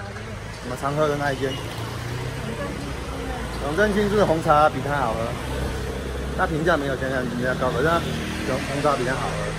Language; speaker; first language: Chinese; native; Chinese